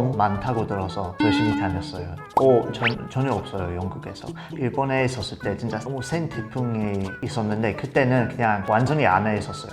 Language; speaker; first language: Korean; non-native, fluent; English